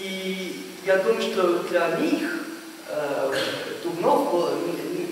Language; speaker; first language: Ukrainian; non-native, learner; German